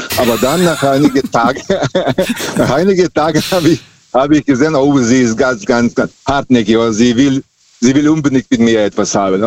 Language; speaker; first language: German; native; German